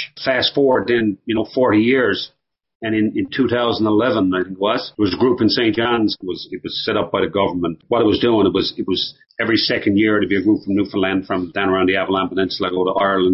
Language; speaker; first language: English; native; English